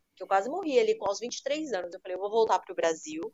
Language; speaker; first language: Portuguese; native; Portuguese